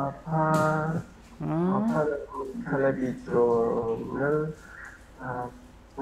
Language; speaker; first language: Korean; non-native, learner; Indonesian